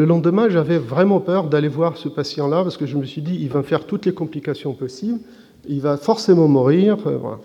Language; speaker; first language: French; non-native, fluent; Arabic